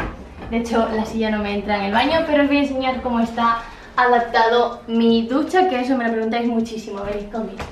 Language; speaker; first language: Spanish; native; Spanish